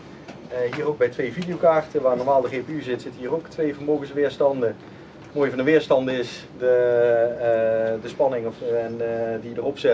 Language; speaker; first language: Dutch; native; Dutch